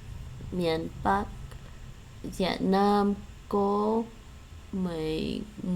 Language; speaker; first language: Vietnamese; non-native, learner; English